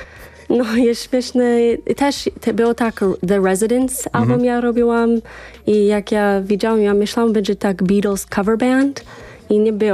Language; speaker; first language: Polish; non-native, learner; English